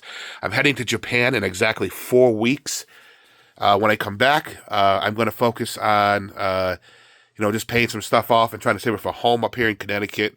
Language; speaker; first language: English; native; English